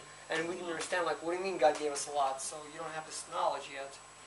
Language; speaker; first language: English; non-native, fluent; Lithuanian